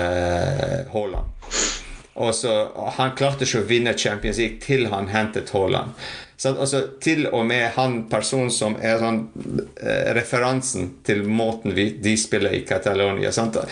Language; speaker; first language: Norwegian; non-native, fluent; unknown